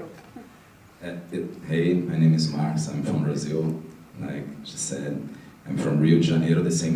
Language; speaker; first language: English; non-native, learner; Portuguese